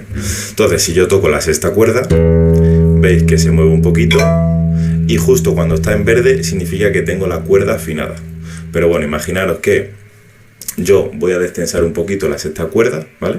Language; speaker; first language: Spanish; native; Spanish